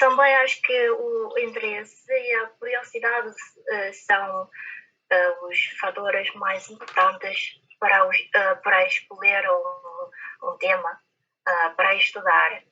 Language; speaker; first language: Portuguese; non-native, fluent; Chinese